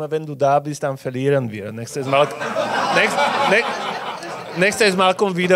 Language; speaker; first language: German; non-native, fluent; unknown